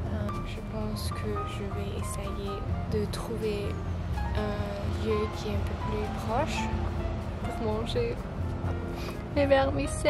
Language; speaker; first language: French; non-native, learner; English